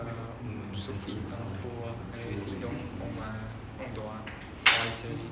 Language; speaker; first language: French; non-native, learner; Khmer